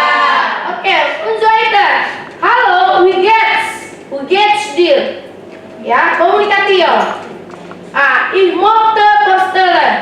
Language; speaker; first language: German; non-native, learner; Indonesian